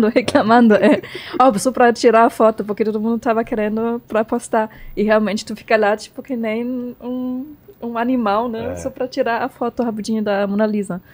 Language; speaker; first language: Portuguese; non-native, fluent; German